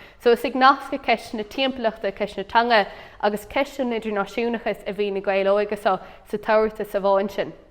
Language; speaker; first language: Irish; non-native, local second language; English